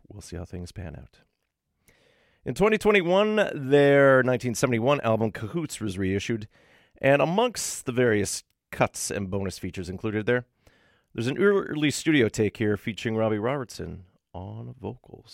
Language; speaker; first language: English; native; English